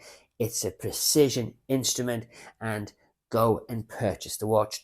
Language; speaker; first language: English; native; English